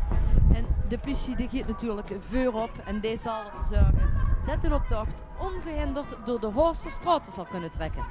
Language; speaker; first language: Dutch; native; Dutch